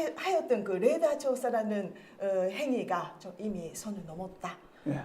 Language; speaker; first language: Korean; non-native, fluent; Japanese